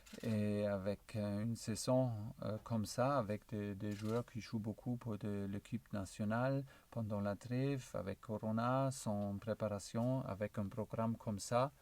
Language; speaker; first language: French; non-native, learner; German